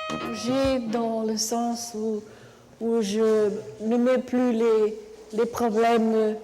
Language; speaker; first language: French; non-native, fluent; Portuguese